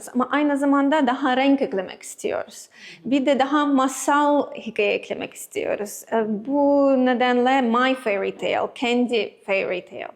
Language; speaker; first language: Turkish; non-native, learner; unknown